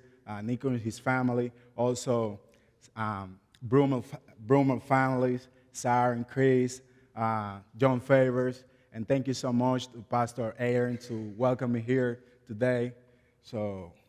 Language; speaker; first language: English; non-native, learner; Spanish